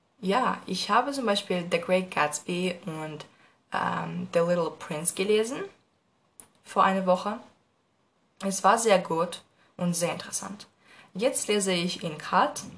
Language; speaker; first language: German; non-native, learner; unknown